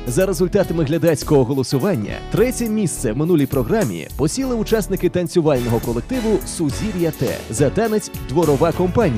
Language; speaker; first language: Ukrainian; native; Ukrainian